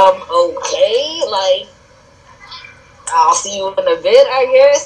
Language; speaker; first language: English; native; English